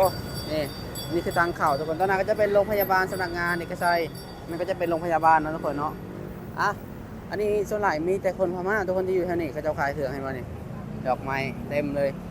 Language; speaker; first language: Thai; non-native, local second language; Northeastern Thai